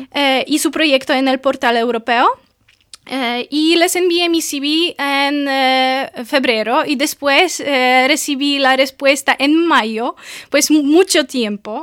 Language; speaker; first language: Spanish; non-native, fluent; Polish